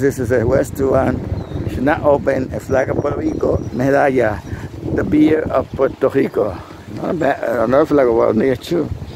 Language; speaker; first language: English; non-native, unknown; Spanish